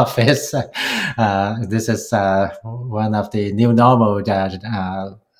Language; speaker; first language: English; non-native, local second language; Cantonese